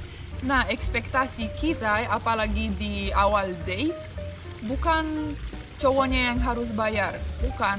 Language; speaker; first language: Indonesian; non-native, fluent; Romanian